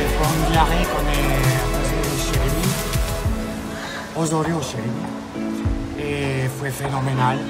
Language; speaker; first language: Spanish; non-native, fluent; French